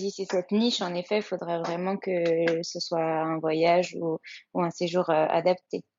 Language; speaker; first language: French; native; French